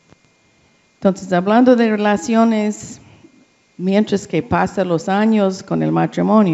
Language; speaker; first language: Spanish; non-native, learner; English